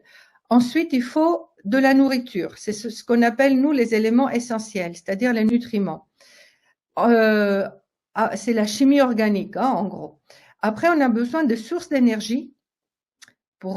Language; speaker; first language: French; native; French